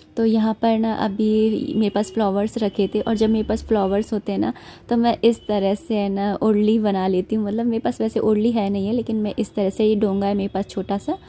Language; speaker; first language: Hindi; native; Hindi